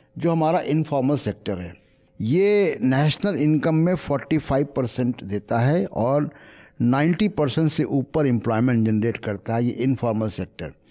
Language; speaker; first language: Hindi; native; Hindi